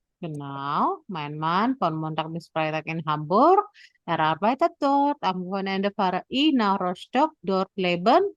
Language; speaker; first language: German; non-native, learner; Indonesian